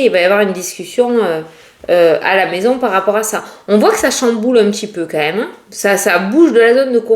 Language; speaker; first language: French; native; French